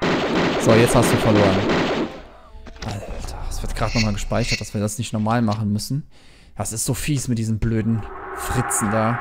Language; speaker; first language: German; native; German